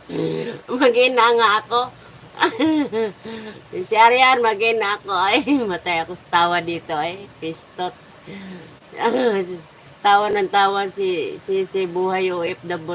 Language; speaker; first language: Filipino; native; Filipino